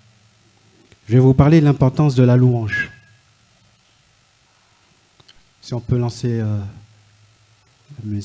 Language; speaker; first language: French; native; French